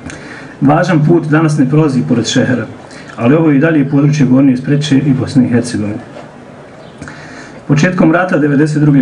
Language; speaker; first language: Croatian; native; Croatian